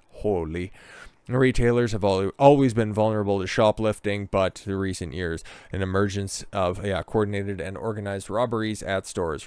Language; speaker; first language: English; native; English